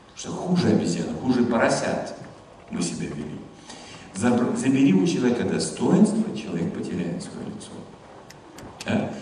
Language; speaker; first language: Russian; non-native, fluent; German